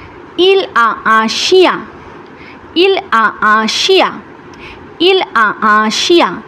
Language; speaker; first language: French; non-native, fluent; Bangla